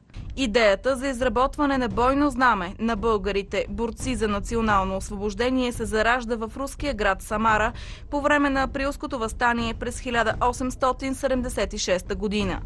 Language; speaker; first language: Bulgarian; native; Bulgarian